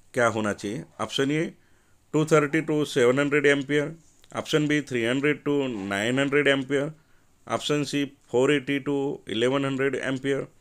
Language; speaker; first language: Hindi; non-native, local second language; Marathi